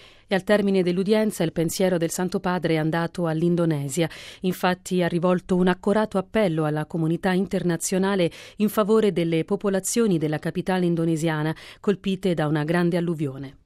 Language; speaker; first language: Italian; native; Italian